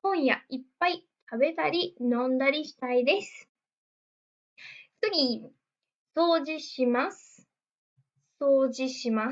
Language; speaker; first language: Japanese; non-native, fluent; Portuguese